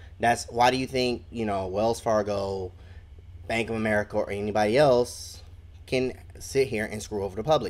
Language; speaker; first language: English; native; English